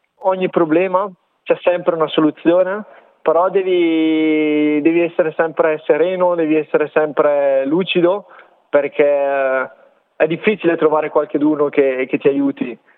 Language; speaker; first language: Italian; native; Italian